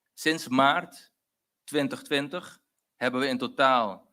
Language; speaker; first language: Dutch; non-native, local second language; Papiamento